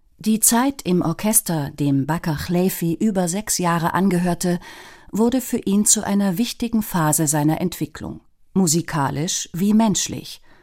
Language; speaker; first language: German; native; German